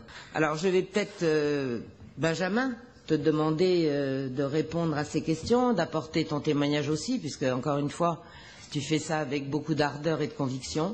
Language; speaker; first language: French; native; French